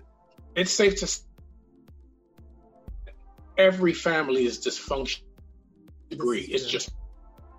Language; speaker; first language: English; native; English